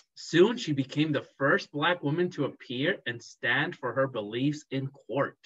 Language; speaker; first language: English; native; English